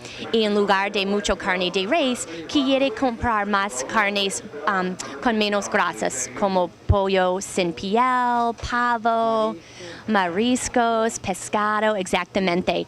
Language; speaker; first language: Spanish; non-native, learner; English